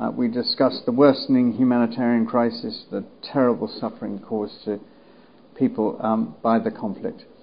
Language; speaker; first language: English; native; English